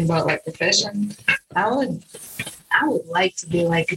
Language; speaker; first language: English; non-native, fluent; Russian